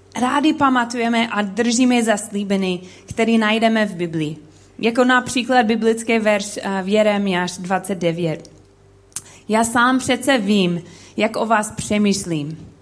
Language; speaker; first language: Czech; non-native, learner; English